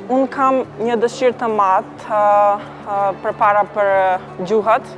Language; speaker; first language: Albanian; non-native, local second language; Macedonian